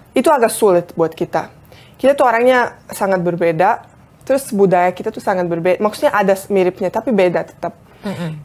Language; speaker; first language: Indonesian; non-native, fluent; Bosnian